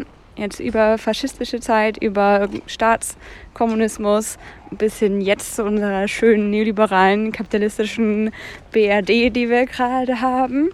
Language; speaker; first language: German; native; German